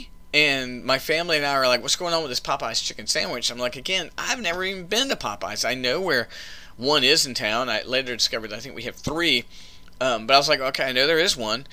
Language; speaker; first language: English; native; English